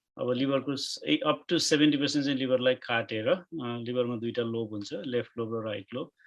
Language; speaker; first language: Nepali; native; Nepali